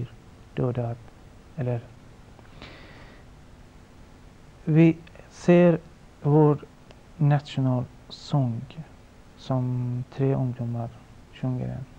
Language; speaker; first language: Swedish; non-native, fluent; Persian